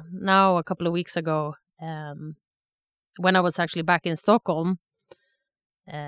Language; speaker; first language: English; non-native, fluent; Swedish